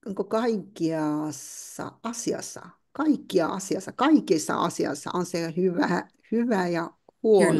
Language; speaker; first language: Finnish; non-native, learner; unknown